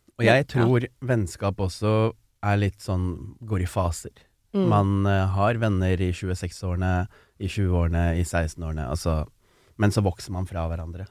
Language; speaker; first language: Norwegian; early bilingual, other home language; Tamil